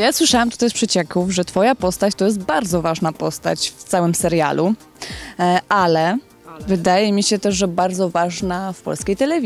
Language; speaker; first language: Polish; native; Polish